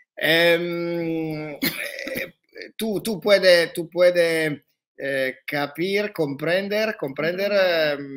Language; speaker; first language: Spanish; non-native, learner; Italian